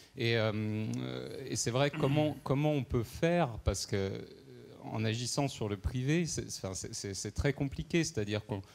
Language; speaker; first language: French; native; French